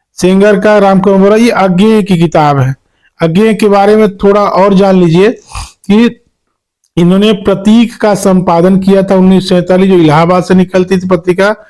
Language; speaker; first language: Hindi; native; Hindi